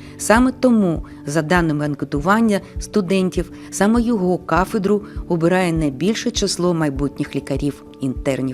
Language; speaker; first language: Ukrainian; native; Ukrainian